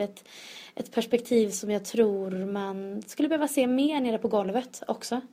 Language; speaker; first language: Swedish; native; Swedish